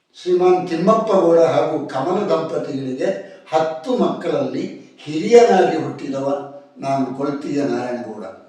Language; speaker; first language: Kannada; non-native, local second language; Tulu